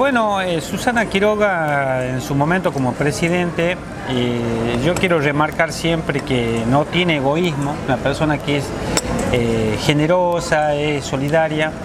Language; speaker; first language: Spanish; native; Spanish